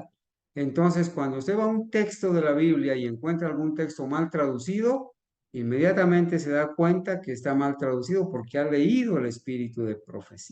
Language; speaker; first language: Spanish; native; Spanish